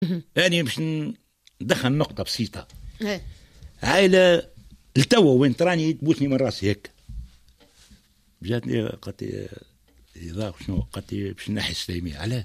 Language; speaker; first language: Arabic; native; Arabic